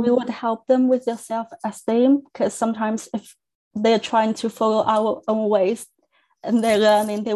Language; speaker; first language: English; non-native, fluent; Chinese